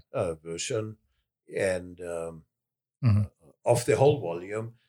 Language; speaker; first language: English; non-native, fluent; German